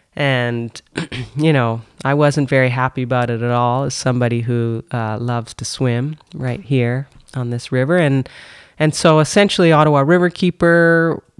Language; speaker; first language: English; native; English